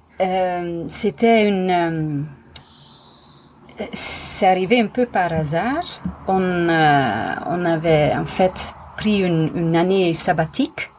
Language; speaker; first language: French; non-native, fluent; English